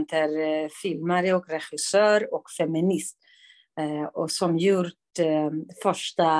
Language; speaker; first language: Swedish; non-native, fluent; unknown